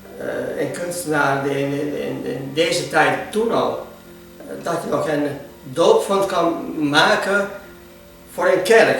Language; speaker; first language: Dutch; non-native, fluent; Hungarian